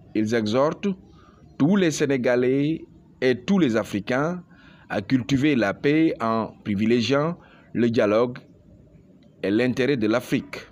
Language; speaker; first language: French; non-native, local second language; Wolof